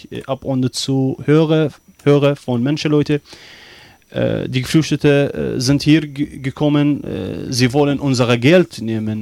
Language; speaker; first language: German; non-native, learner; Arabic